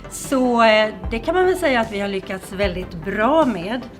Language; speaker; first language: Swedish; native; Swedish